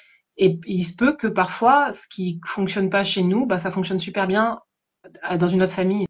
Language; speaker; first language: French; native; French